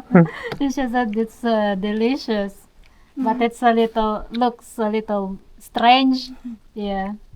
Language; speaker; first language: English; non-native, local second language; Filipino